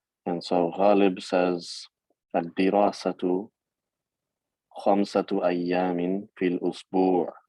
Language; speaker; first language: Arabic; non-native, fluent; English